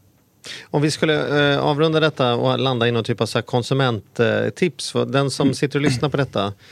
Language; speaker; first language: Swedish; native; Swedish